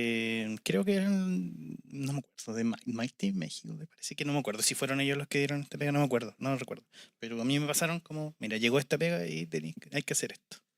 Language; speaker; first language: Spanish; native; Spanish